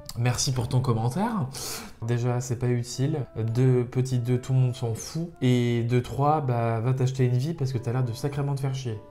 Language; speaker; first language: French; native; French